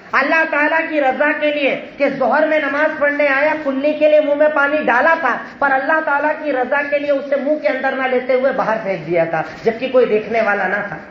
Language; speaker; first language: Urdu; native; Urdu